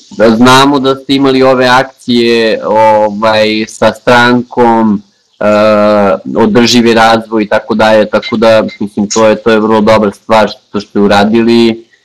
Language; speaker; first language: Serbian; native; Serbian